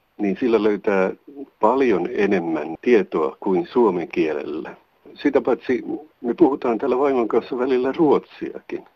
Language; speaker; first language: Finnish; native; Finnish